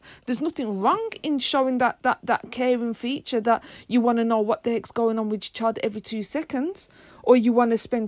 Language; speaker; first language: English; native; English